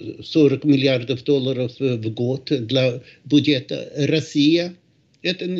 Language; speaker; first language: Russian; non-native, fluent; Swedish